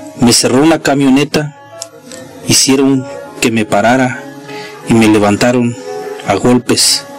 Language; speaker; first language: Spanish; non-native, local second language; Tzotzil